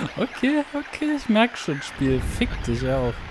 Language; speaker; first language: German; native; German